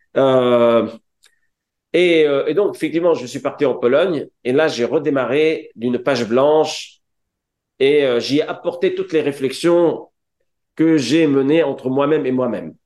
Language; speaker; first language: French; non-native, local second language; Arabic